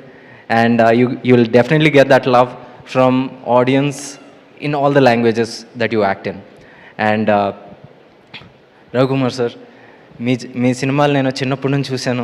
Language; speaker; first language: Telugu; native; Telugu